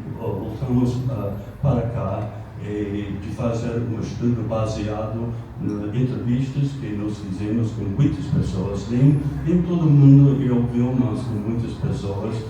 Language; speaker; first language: Portuguese; non-native, fluent; English